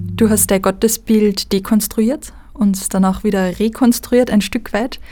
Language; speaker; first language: German; native; German